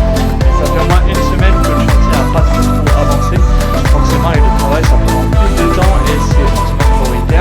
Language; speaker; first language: French; native; French